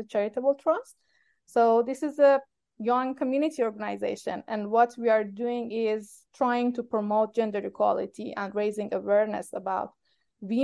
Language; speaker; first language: English; non-native, fluent; Persian